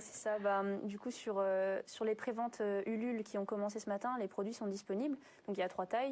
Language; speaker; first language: French; native; French